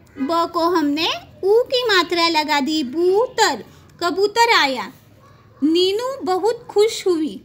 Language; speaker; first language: Hindi; non-native, local second language; Marathi